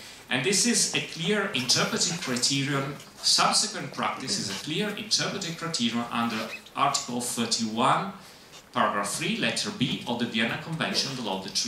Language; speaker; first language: English; non-native, fluent; Italian